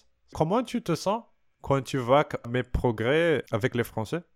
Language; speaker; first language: French; non-native, learner; Portuguese